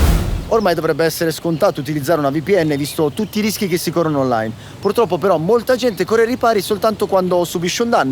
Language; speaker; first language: Italian; native; Italian